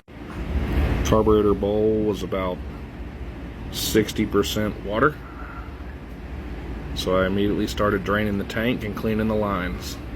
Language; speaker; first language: English; native; English